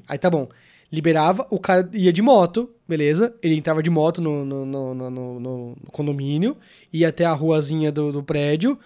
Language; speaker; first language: Portuguese; native; Portuguese